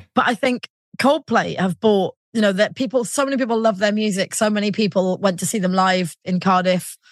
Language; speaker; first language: English; native; English